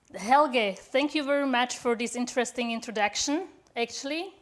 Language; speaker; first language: English; non-native, fluent; Slovak